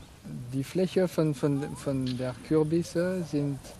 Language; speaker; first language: German; non-native, fluent; French